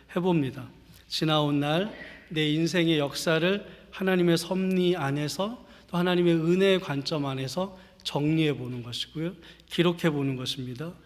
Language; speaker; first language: Korean; native; Korean